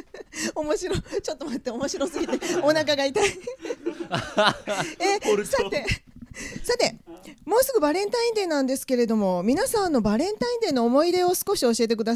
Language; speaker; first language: Japanese; native; Japanese